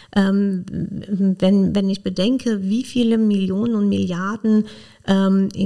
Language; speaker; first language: German; non-native, fluent; Persian